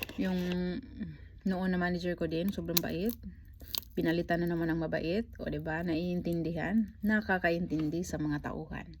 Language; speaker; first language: Filipino; native; Filipino